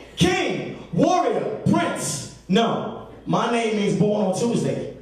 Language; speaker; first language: English; native; English